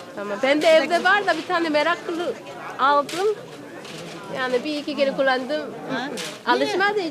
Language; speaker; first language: Turkish; non-native, fluent; Korean